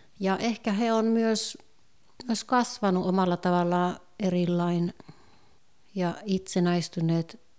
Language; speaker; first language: Finnish; native; Finnish